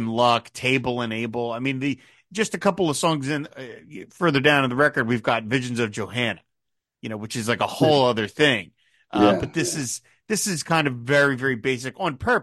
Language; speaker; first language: English; native; English